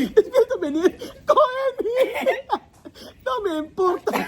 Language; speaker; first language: Spanish; non-native, learner; Filipino